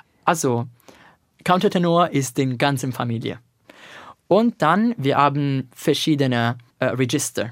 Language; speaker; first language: German; non-native, learner; Italian